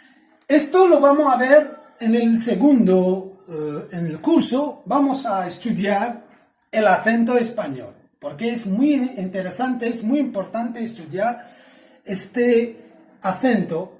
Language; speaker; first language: Spanish; non-native, fluent; Arabic